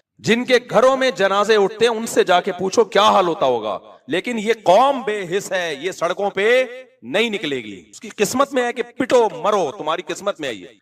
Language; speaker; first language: Urdu; native; Urdu